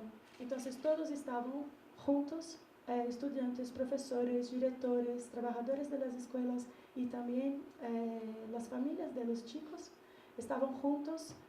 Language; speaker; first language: Spanish; non-native, learner; Portuguese